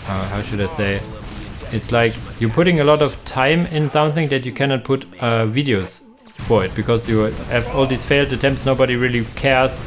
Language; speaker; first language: English; non-native, fluent; German